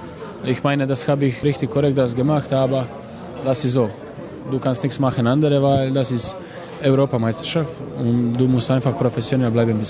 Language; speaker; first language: German; non-native, fluent; Croatian